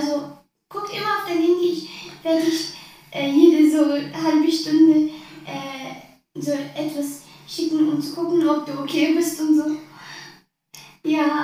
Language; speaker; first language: German; early bilingual, other home language; Arabic